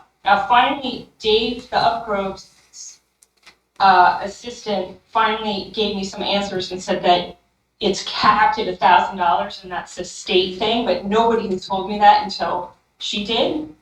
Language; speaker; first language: English; native; English